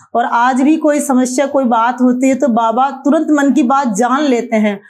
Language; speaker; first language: Hindi; native; Hindi